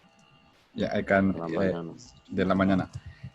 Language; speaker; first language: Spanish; non-native, fluent; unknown